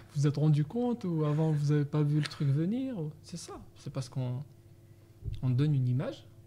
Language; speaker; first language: French; non-native, fluent; Arabic